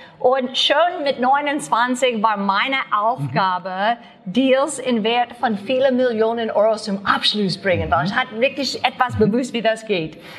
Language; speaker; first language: German; non-native, learner; English